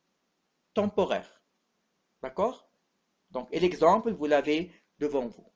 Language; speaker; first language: French; non-native, local second language; Arabic